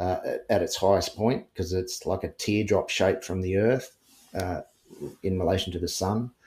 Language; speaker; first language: English; native; English